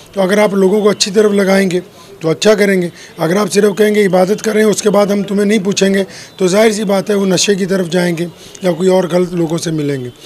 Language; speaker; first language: Hindi; non-native, local second language; Punjabi